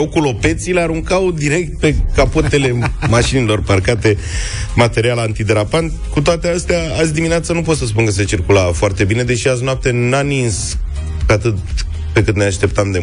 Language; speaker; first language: Romanian; native; Romanian